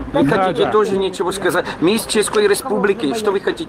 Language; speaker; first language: Russian; non-native, learner; Czech